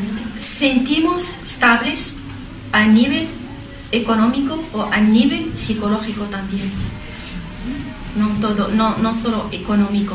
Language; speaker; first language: Spanish; non-native, learner; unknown